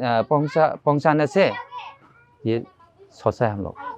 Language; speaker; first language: Hindi; non-native, local second language; Manipuri